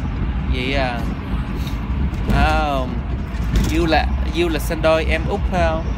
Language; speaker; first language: Vietnamese; early bilingual, heritage; Vietnamese